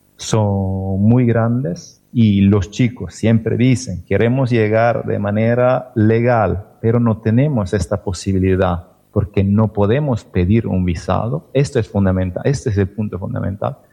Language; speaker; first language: Spanish; non-native, fluent; Italian